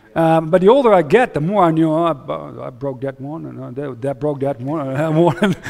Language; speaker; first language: English; non-native, fluent; Dutch